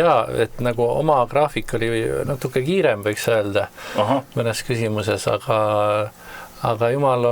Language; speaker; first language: Estonian; native; Estonian